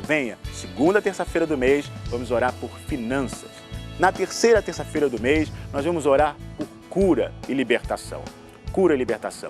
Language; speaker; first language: Portuguese; native; Portuguese